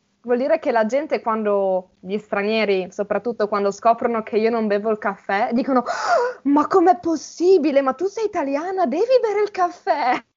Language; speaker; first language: Italian; native; Italian